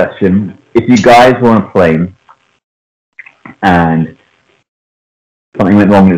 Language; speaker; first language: English; non-native, local second language; Punjabi